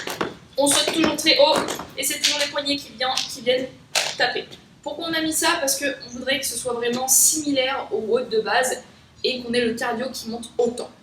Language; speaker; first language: French; native; French